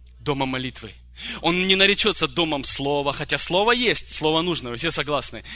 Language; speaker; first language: Russian; early bilingual, other home language; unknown